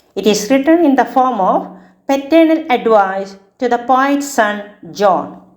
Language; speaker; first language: English; non-native, local second language; Malayalam